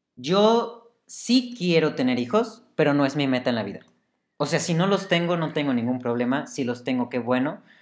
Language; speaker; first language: Spanish; native; Spanish